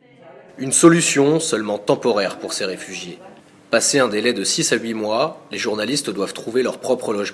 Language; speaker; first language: French; native; French